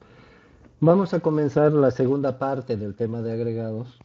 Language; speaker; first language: Spanish; native; Spanish